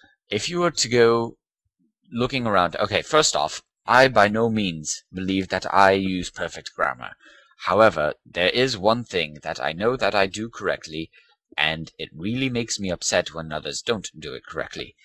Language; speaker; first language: English; native; English